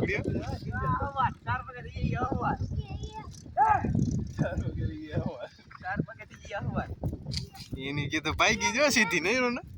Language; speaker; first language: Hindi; non-native, local second language; Gujarati